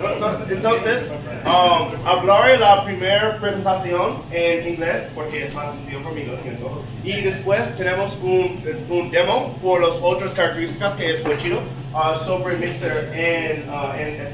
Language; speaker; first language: Spanish; non-native, learner; English